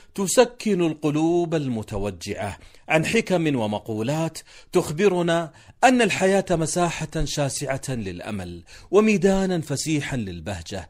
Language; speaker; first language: Arabic; native; Arabic